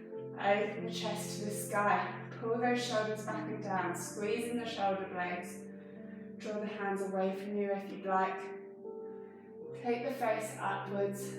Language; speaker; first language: English; native; English